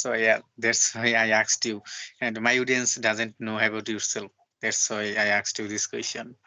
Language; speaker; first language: English; non-native, learner; Bangla